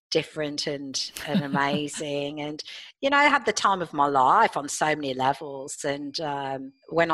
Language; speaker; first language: English; native; English